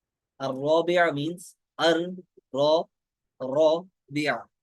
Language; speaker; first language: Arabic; non-native, learner; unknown